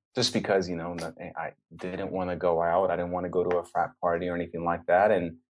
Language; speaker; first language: English; native; English